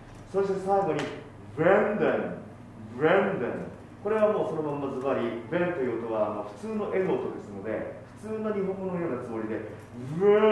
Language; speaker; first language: Japanese; native; Japanese